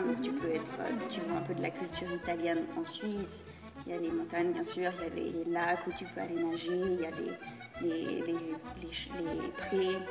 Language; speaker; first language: French; early bilingual, heritage; French